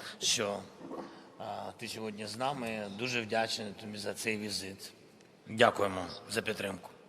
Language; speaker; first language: Ukrainian; non-native, local second language; Russian